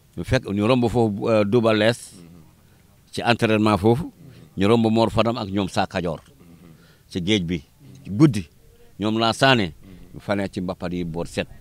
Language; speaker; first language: Wolof; non-native, local second language; Fula